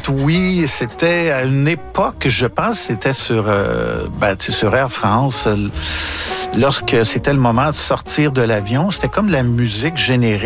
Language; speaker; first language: French; native; French